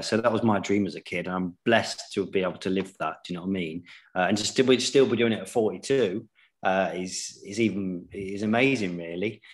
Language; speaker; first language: English; native; English